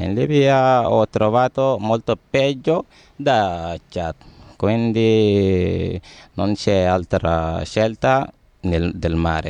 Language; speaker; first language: Italian; non-native, learner; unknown